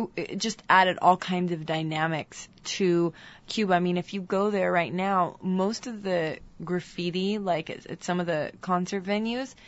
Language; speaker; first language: English; native; English